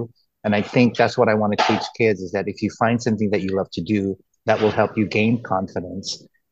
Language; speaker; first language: English; early bilingual, other home language; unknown